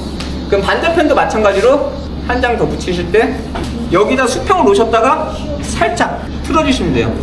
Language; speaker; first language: Korean; native; Korean